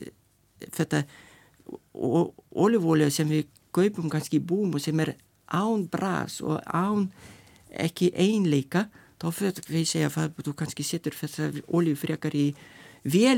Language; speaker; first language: Icelandic; non-native, fluent; Lithuanian